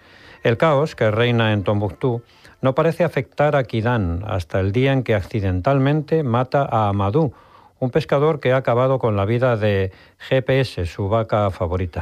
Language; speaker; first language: Spanish; native; Spanish